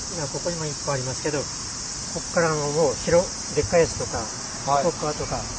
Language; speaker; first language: Japanese; native; Japanese